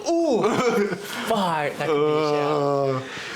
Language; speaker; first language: English; native; English